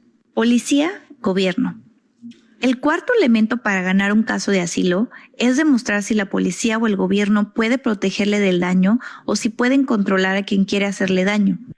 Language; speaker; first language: Spanish; native; Spanish